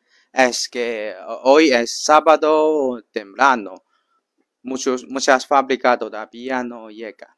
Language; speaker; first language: Spanish; non-native, learner; Chinese